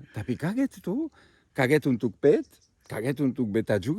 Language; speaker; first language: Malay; non-native, fluent; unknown